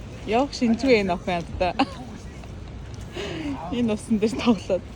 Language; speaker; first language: Korean; non-native, fluent; Mongolian